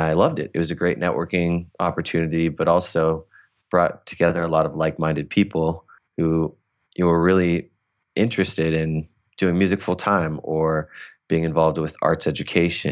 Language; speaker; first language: English; native; English